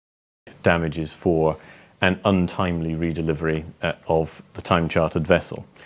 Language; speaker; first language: English; native; English